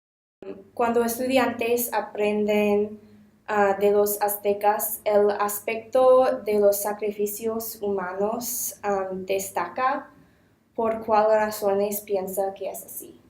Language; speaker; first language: Spanish; non-native, learner; English